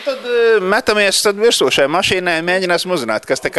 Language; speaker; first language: Latvian; native; Latvian